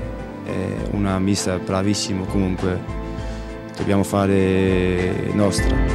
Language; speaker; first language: Italian; non-native, fluent; Danish